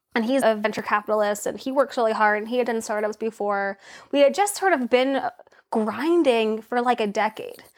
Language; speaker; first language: English; native; English